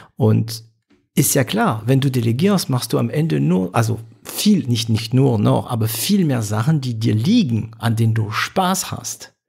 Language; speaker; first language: German; non-native, fluent; French